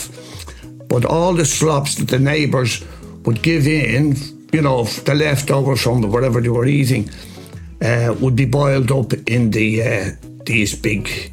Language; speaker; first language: English; native; English